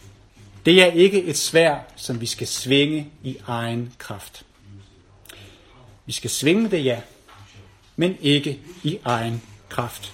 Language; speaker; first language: Danish; native; Danish